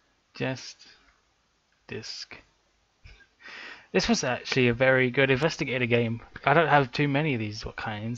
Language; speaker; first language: English; native; English